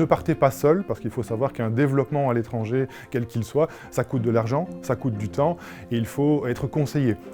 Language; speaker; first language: French; native; French